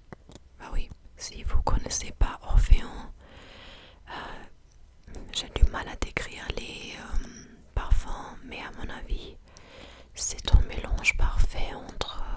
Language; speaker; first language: French; non-native, fluent; English